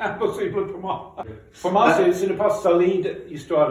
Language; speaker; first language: French; non-native, fluent; English